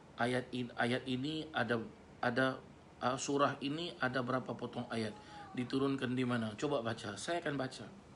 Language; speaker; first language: Malay; native; Malay